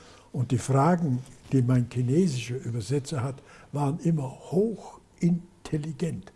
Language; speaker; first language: German; native; German